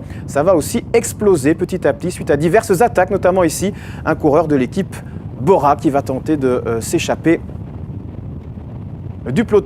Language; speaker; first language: French; native; French